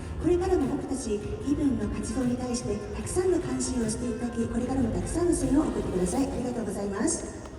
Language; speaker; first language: Japanese; native; Japanese